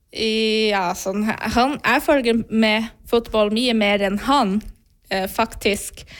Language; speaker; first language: Norwegian; non-native, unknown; Portuguese